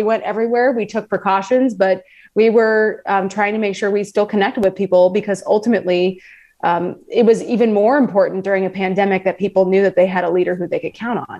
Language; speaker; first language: English; native; English